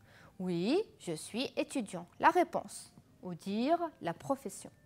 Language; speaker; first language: French; non-native, fluent; Arabic